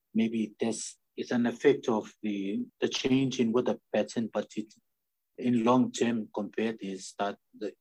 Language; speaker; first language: English; non-native, fluent; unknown